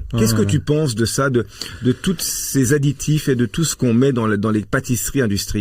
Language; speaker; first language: French; native; French